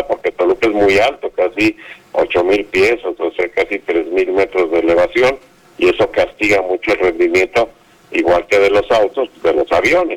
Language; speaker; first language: Spanish; native; Spanish